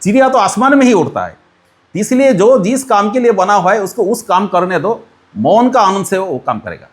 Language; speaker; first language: Hindi; non-native, local second language; Bangla